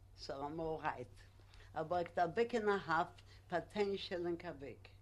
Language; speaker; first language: English; non-native, learner; Polish